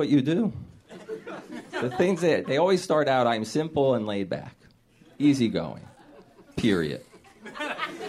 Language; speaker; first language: English; native; English